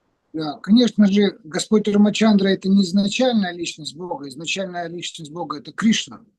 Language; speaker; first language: Russian; native; Russian